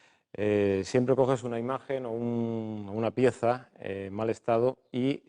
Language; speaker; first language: Spanish; native; Spanish